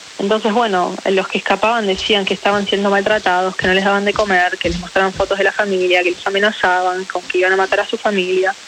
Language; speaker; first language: Spanish; early bilingual, other home language; Ukrainian